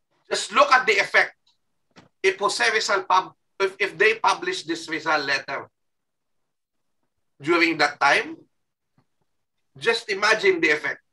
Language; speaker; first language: English; non-native, local second language; Filipino